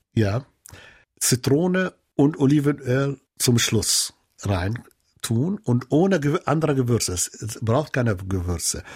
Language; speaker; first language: German; non-native, fluent; Arabic